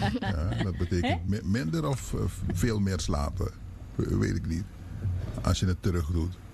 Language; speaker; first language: Dutch; non-native, local second language; Papiamento